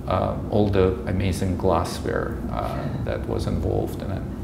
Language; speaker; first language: English; non-native, fluent; Russian